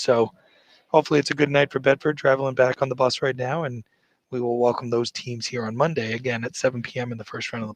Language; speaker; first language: English; native; English